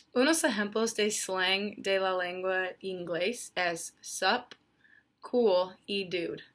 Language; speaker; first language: Spanish; non-native, learner; English